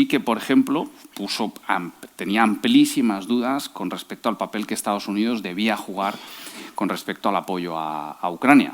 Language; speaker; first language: Spanish; native; Spanish